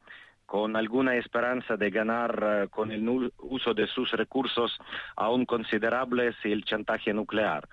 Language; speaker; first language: Spanish; non-native, fluent; Ukrainian